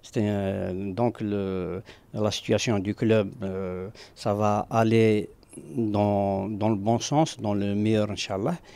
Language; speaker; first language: French; non-native, local second language; Arabic